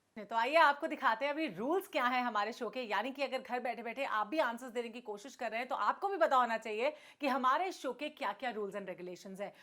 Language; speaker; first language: Hindi; native; Hindi